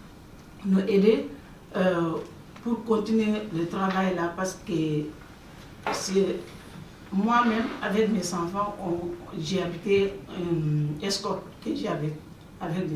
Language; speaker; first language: French; non-native, learner; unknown